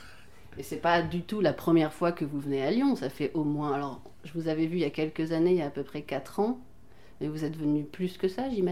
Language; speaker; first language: French; native; French